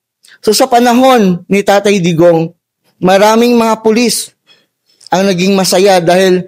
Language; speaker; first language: Filipino; native; Filipino